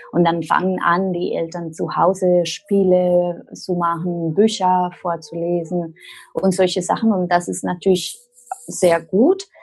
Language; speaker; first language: German; non-native, fluent; Spanish